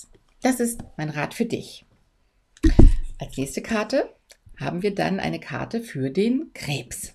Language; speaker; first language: German; native; German